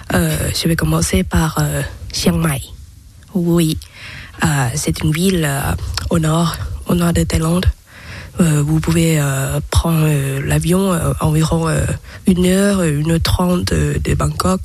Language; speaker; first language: French; non-native, learner; Thai